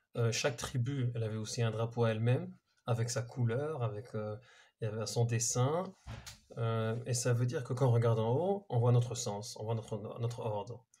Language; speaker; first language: French; non-native, fluent; Hebrew